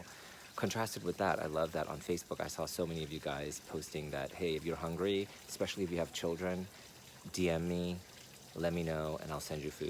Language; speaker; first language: English; native; English